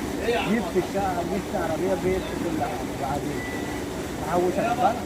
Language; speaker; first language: Arabic; non-native, fluent; Oromo